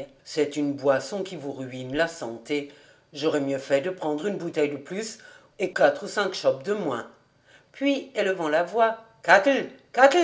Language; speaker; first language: French; native; French